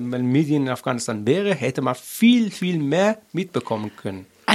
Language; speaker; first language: German; non-native, learner; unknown